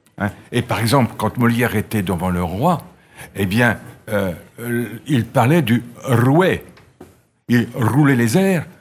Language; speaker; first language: French; native; French